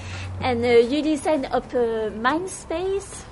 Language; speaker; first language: Dutch; non-native, local second language; French